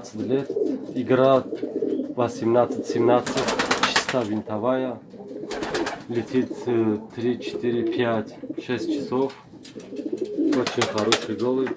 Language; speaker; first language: Russian; non-native, local second language; Tajik